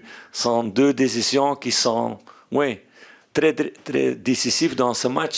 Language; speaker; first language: French; non-native, fluent; Dutch